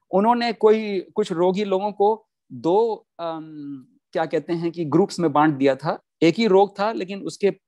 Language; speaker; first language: Hindi; native; Hindi